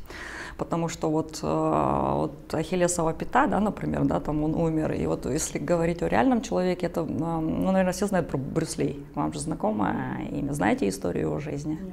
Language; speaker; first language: Russian; native; Russian